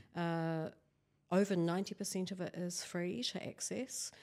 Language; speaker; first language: English; native; English